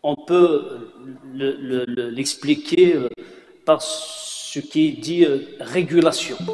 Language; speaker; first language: French; non-native, local second language; Kabyle